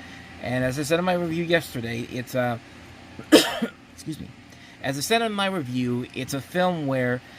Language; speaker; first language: English; native; English